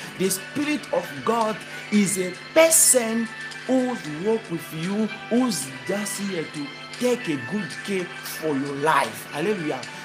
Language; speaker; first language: English; non-native, fluent; Lingala